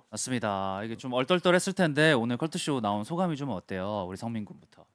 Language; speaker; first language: Korean; native; Korean